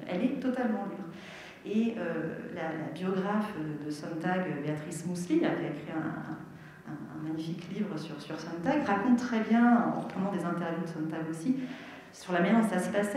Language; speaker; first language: French; native; French